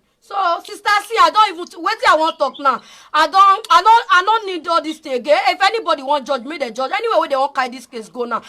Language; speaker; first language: Nigerian Pidgin; non-native, local second language; Yoruba